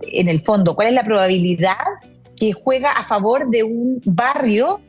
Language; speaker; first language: Spanish; native; Spanish